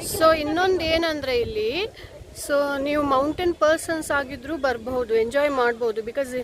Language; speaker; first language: Kannada; non-native, local second language; Konkani